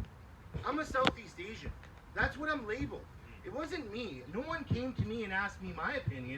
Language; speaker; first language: English; early bilingual, other home language; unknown